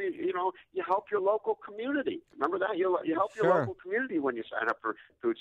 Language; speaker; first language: English; native; English